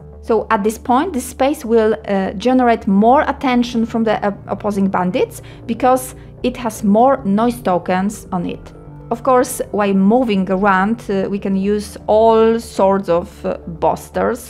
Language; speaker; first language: English; non-native, fluent; Polish